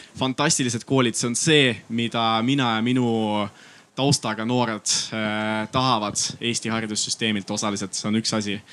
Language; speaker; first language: Estonian; non-native, local second language; Russian